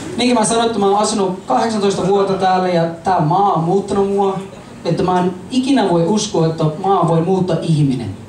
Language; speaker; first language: Finnish; non-native, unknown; English